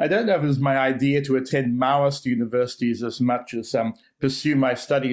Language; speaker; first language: English; native; English